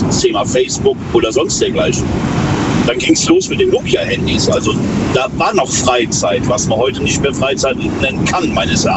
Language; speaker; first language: German; native; German